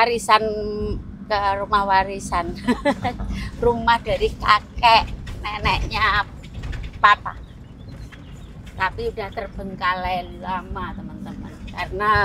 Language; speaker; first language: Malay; non-native, local second language; Javanese